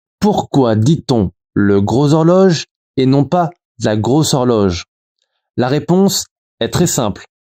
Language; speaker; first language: French; native; French